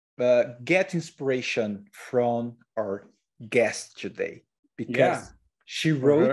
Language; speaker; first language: English; non-native, learner; Portuguese